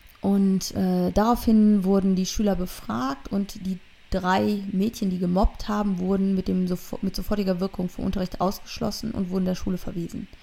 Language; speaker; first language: German; native; German